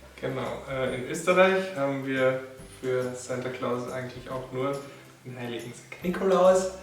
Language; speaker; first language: German; native; German